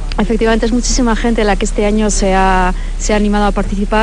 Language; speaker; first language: Spanish; native; Spanish